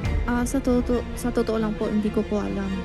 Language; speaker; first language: Filipino; non-native, learner; Chinese